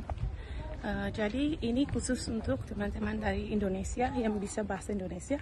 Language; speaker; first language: Indonesian; non-native, local second language; Tetum